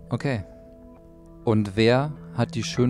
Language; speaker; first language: German; native; German